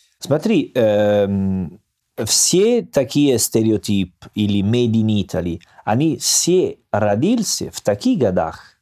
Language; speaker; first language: Russian; non-native, fluent; Italian